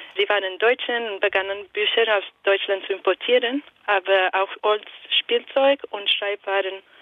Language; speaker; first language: German; non-native, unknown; Italian